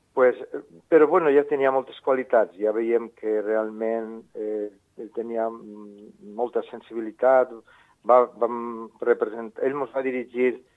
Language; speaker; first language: Catalan; native; Catalan